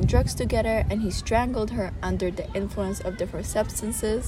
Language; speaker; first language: English; non-native, fluent; Polish